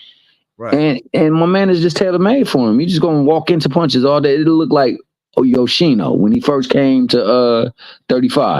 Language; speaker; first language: English; native; English